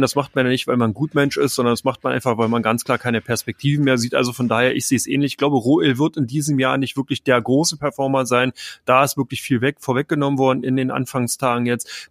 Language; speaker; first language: German; native; German